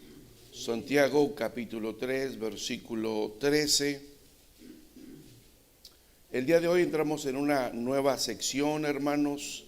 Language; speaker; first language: Spanish; native; Spanish